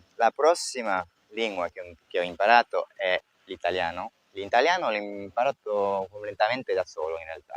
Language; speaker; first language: Italian; non-native, fluent; French